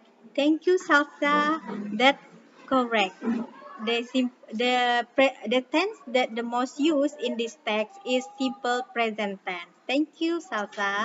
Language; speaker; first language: English; non-native, fluent; Indonesian